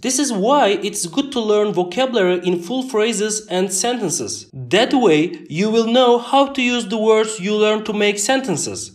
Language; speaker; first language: English; non-native, fluent; Turkish